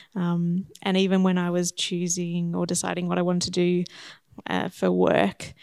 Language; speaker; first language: English; native; English